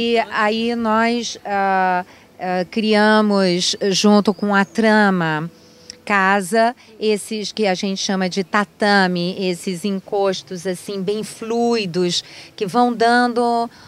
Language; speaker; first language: Portuguese; native; Portuguese